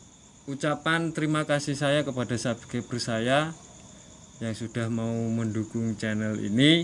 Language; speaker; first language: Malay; non-native, local second language; Javanese